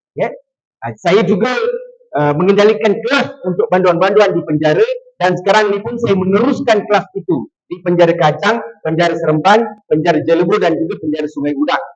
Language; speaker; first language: Malay; non-native, local second language; Tamil